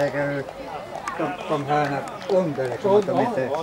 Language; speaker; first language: Swedish; native; Swedish